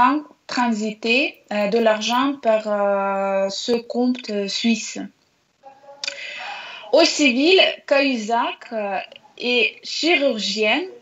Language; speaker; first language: French; non-native, learner; Russian